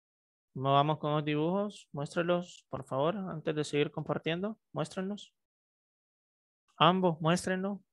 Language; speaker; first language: Spanish; native; Spanish